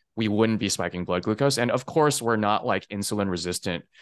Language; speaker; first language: English; early bilingual, other home language; Chinese